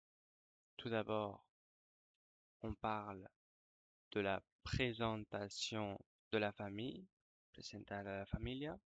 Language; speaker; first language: French; non-native, fluent; Spanish